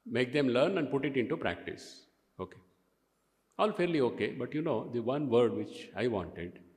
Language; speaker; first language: English; non-native, local second language; Kannada